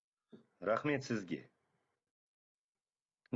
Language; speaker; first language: Russian; native; Russian